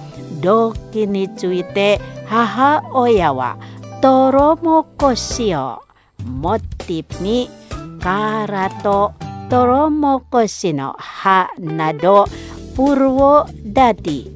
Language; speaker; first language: Japanese; non-native, fluent; Indonesian